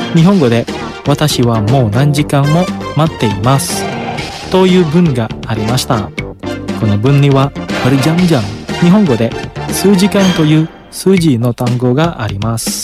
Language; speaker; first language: Japanese; non-native, fluent; Indonesian